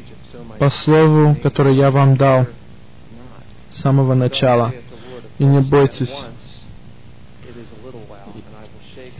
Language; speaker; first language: Russian; early bilingual, heritage; Russian